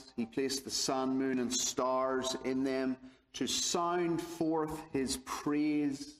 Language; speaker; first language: English; native; English